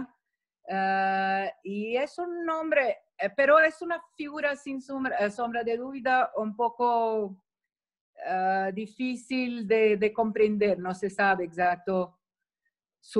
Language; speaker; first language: Spanish; non-native, fluent; Portuguese